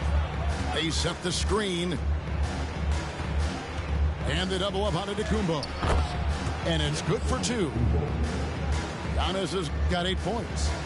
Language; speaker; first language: English; native; English